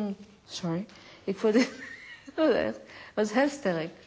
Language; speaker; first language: Dutch; non-native, fluent; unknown